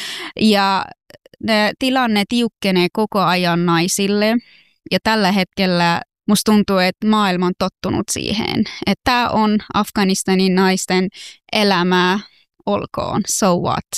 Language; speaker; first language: Finnish; early bilingual, other home language; Persian